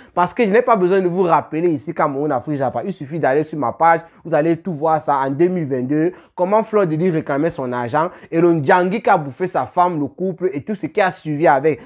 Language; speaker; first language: French; native; French